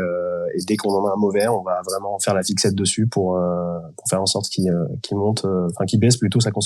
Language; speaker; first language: French; native; French